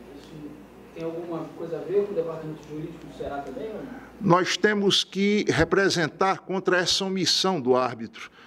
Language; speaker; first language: Portuguese; native; Portuguese